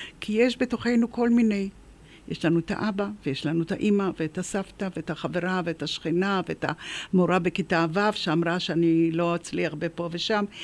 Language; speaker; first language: Hebrew; early bilingual, other home language; Polish